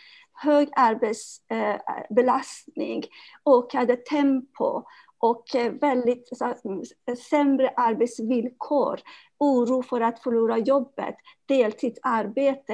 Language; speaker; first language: Swedish; non-native, fluent; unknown